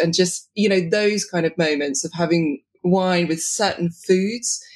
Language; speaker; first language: English; native; English